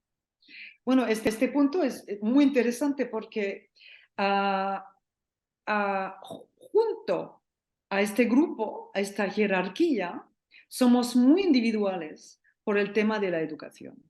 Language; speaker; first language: Spanish; non-native, fluent; French